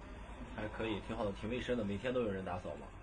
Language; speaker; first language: Chinese; native; Chinese